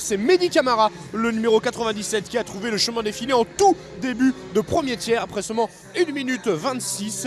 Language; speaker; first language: French; native; French